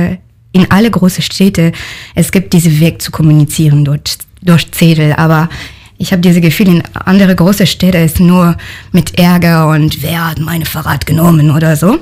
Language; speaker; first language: German; non-native, learner; French